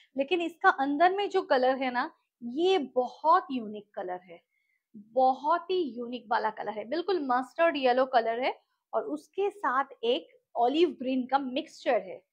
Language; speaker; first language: Hindi; non-native, local second language; Bangla